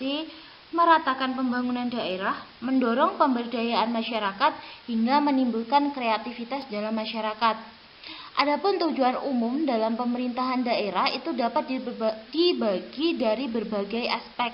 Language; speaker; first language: Indonesian; native; Indonesian